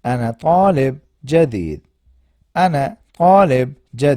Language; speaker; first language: Arabic; non-native, fluent; Urdu